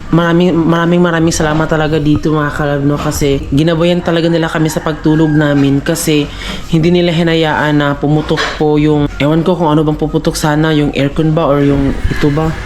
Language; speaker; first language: Filipino; non-native, local second language; Cebuano